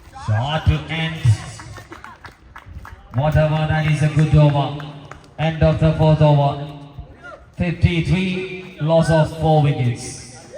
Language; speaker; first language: English; non-native, local second language; Malayalam